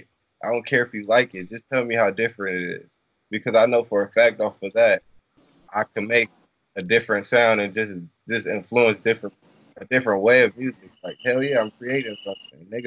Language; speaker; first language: English; native; English